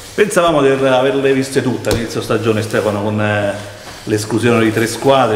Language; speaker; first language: Italian; native; Italian